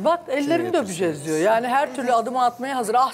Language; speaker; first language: Turkish; native; Turkish